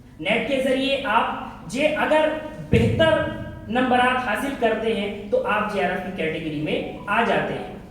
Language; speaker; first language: Urdu; native; Urdu